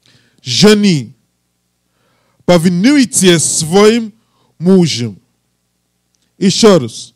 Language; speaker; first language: Russian; non-native, learner; English